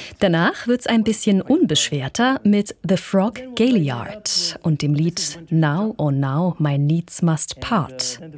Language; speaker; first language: German; native; German